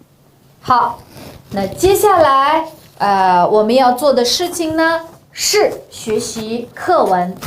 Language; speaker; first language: Chinese; non-native, local second language; Uyghur